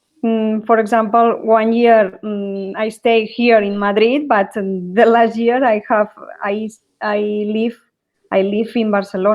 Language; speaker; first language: English; non-native, learner; Spanish